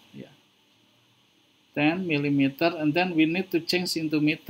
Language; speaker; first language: English; non-native, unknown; Indonesian